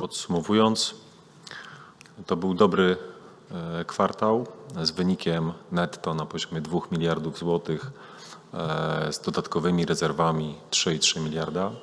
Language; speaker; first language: Polish; native; Polish